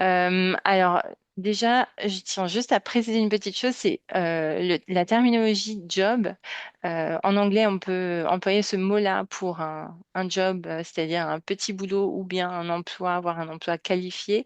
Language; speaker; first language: French; native; French